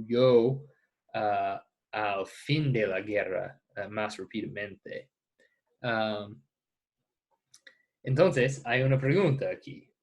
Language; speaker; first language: Spanish; non-native, fluent; English